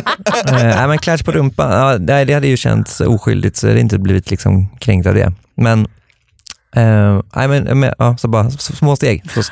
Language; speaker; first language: Swedish; native; Swedish